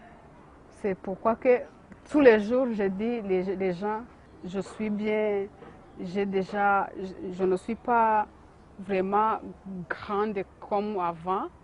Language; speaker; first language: French; non-native, learner; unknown